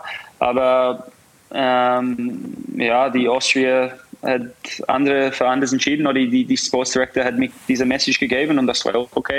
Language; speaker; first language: German; non-native, fluent; English